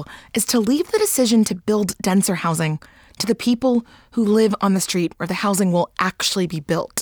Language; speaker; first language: English; native; English